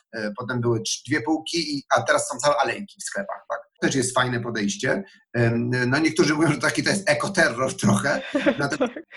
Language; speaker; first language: Polish; native; Polish